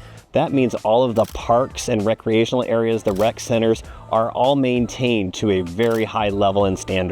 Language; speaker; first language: English; native; English